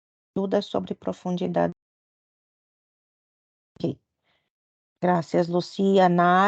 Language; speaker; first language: Spanish; non-native, fluent; Portuguese